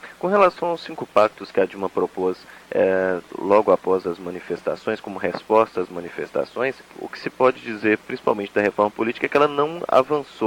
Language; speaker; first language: Portuguese; native; Portuguese